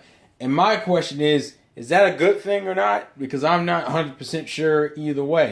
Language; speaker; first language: English; native; English